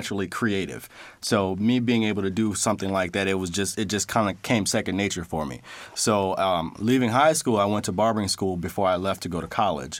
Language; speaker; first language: English; native; English